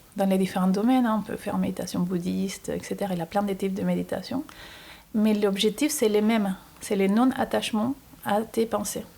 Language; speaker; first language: French; non-native, fluent; Spanish